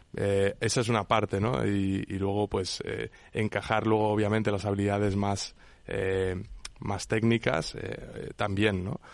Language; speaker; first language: Spanish; native; Spanish